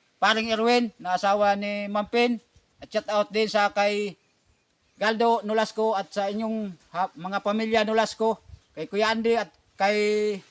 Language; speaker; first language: Filipino; non-native, local second language; Bikol